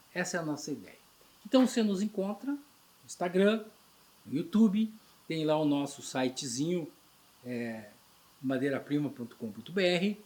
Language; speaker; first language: Portuguese; native; Portuguese